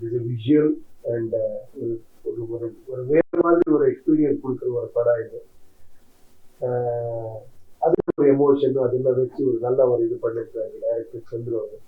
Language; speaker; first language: Tamil; non-native, learner; Kannada